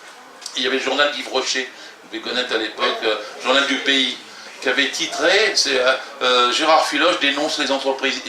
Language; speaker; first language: French; native; French